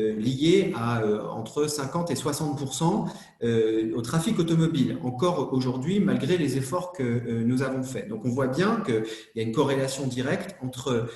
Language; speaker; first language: French; native; French